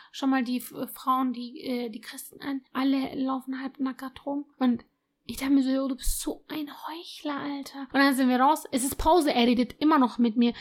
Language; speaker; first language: German; early bilingual, other home language; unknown